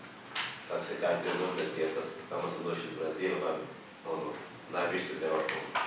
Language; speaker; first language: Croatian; non-native, learner; Portuguese